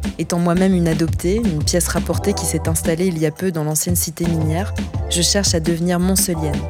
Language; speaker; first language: French; native; French